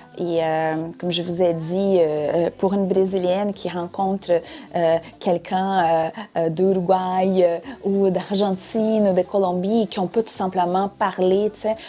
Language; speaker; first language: French; non-native, fluent; Portuguese